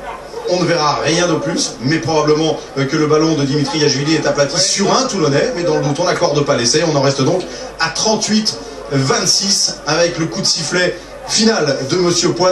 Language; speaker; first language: French; native; French